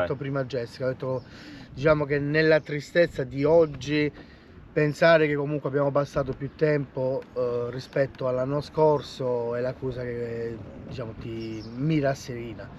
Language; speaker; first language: Italian; native; Italian